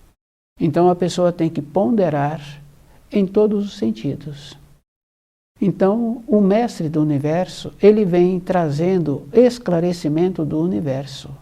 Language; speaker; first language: Portuguese; native; Portuguese